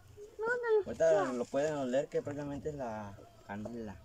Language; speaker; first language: Spanish; native; Spanish